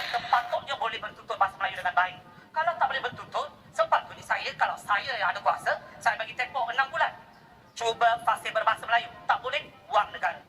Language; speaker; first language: Malay; native; Malay